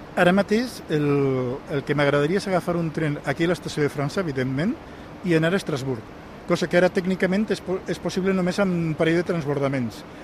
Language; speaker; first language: Catalan; non-native, local second language; Spanish